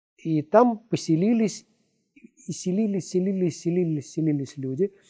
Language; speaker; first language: Russian; native; Russian